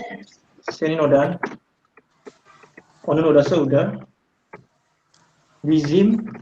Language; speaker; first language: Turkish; non-native, learner; Indonesian